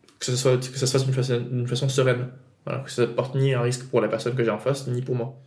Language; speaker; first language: French; non-native, local second language; Arabic